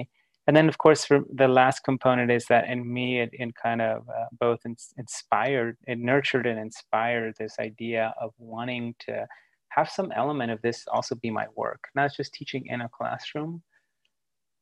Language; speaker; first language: English; early bilingual, other home language; Spanish